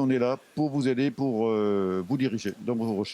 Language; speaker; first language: French; native; French